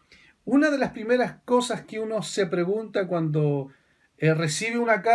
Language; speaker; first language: Spanish; native; Spanish